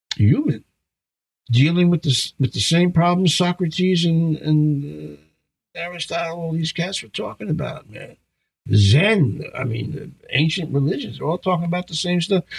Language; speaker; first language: English; native; English